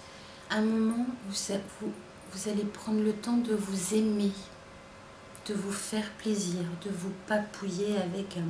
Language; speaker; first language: French; native; French